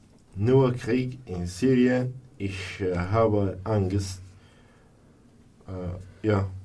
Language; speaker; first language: German; non-native, learner; Arabic